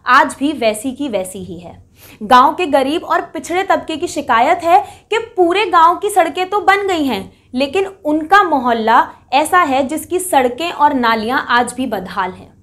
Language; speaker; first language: Hindi; native; Hindi